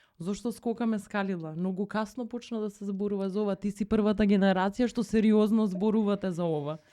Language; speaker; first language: Macedonian; native; Macedonian